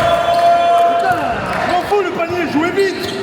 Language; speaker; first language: French; native; French